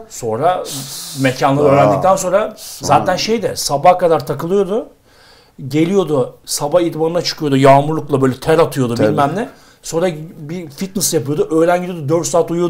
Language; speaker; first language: Turkish; native; Turkish